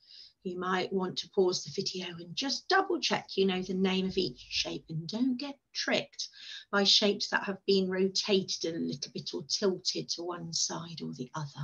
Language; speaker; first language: English; native; English